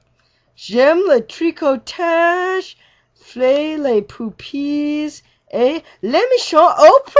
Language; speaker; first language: French; non-native, learner; English